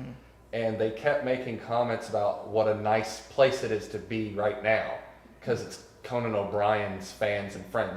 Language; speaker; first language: English; native; English